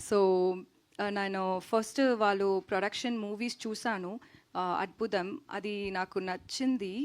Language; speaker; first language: Telugu; non-native, learner; Tamil